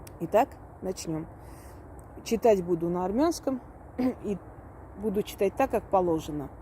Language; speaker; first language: Russian; non-native, local second language; Armenian